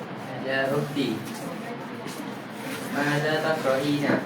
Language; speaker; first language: Arabic; non-native, learner; Malay